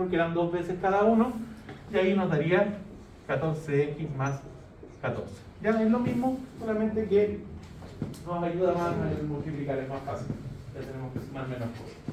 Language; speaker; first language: Spanish; native; Spanish